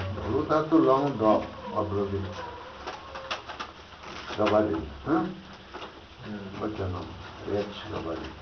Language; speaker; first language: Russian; non-native, learner; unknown